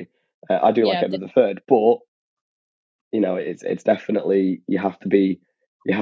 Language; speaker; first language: English; native; English